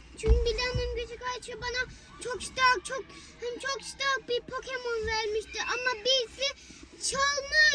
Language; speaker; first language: Turkish; early bilingual, heritage; Turkish